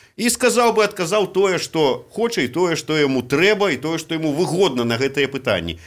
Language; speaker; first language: Belarusian; native; Belarusian